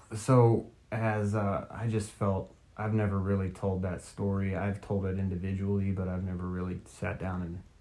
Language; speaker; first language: English; native; English